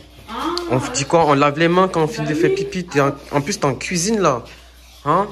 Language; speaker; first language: French; native; French